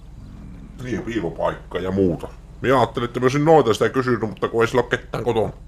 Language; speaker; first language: Finnish; native; Finnish